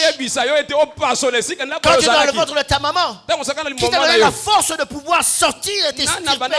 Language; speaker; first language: French; non-native, local second language; Lingala